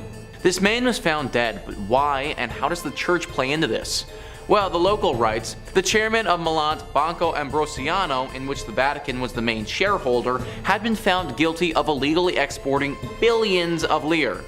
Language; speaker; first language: English; native; English